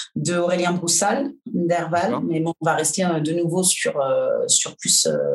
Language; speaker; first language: French; native; French